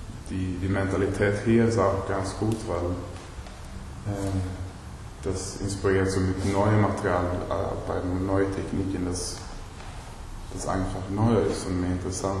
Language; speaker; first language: German; non-native, learner; Swedish